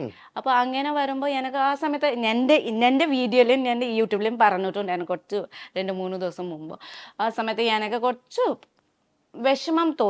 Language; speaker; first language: Malayalam; non-native, learner; Nepali